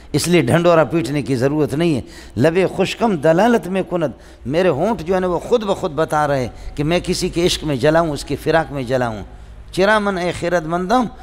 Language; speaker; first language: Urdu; non-native, local second language; Baluchi